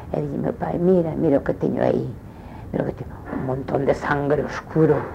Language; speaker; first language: Spanish; non-native, local second language; Galician